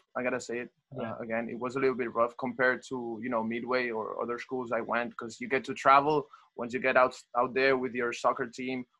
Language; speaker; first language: English; non-native, fluent; Spanish